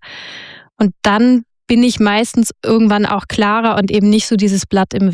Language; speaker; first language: German; native; German